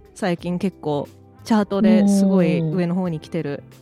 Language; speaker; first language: Japanese; early bilingual, heritage; English